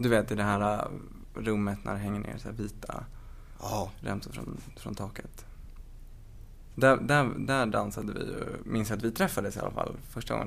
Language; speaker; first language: Swedish; native; Swedish